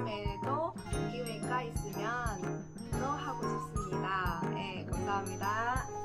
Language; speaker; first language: Korean; non-native, learner; Vietnamese